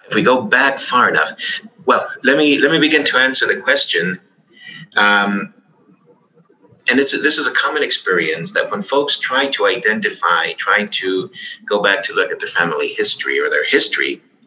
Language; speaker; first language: English; early bilingual, other home language; Spanish